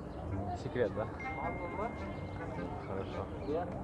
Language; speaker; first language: Russian; non-native, local second language; Kazakh